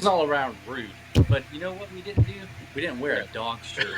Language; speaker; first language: English; native; English